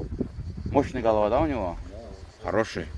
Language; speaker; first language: Russian; native; Russian